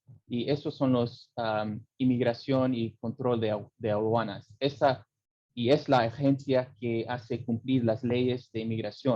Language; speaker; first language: Spanish; early bilingual, heritage; English